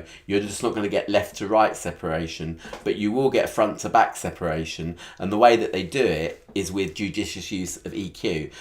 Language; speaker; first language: English; native; English